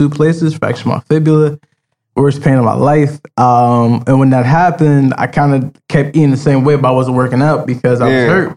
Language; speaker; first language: English; native; English